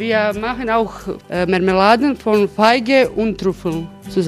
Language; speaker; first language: German; non-native, learner; Croatian